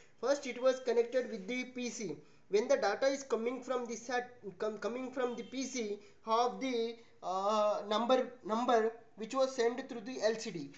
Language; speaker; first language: English; non-native, local second language; Telugu